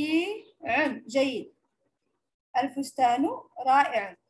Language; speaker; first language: Arabic; non-native, fluent; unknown